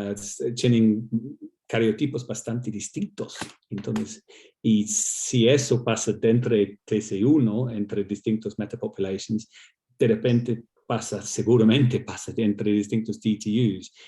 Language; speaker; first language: Spanish; non-native, fluent; English